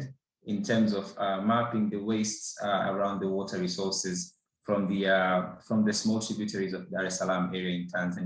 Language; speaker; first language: English; non-native, local second language; Swahili